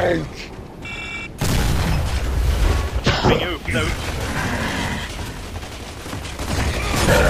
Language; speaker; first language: Swedish; native; Swedish